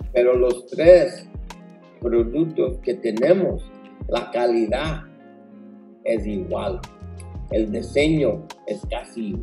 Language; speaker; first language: Spanish; early bilingual, heritage; Spanish